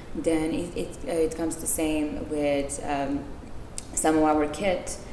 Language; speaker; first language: English; non-native, fluent; Serbian